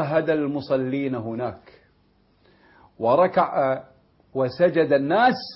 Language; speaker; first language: Arabic; native; Arabic